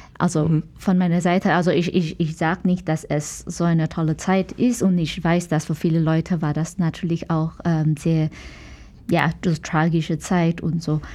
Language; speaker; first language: German; non-native, fluent; Chinese